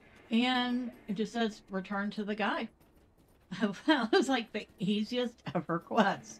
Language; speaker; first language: English; native; English